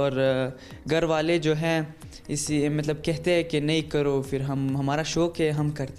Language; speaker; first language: Hindi; non-native, local second language; Hazaragi